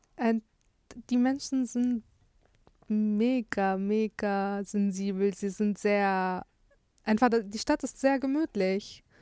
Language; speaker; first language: German; non-native, fluent; Arabic